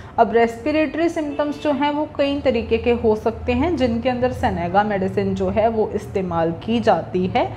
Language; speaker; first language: Hindi; native; Hindi